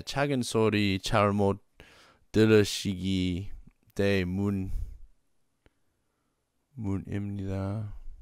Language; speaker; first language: Korean; non-native, learner; English